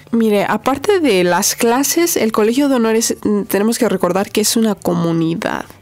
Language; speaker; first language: Spanish; native; Spanish